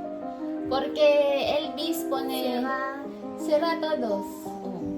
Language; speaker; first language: Spanish; non-native, learner; Filipino